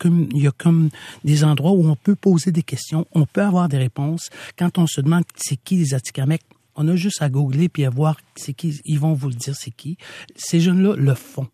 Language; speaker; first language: French; non-native, local second language; Innu-aimun